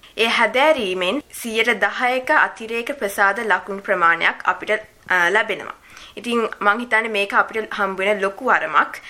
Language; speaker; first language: Sinhala; early bilingual, heritage; Sinhala